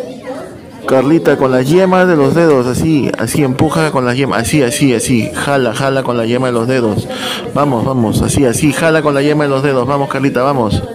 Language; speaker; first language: Spanish; native; Spanish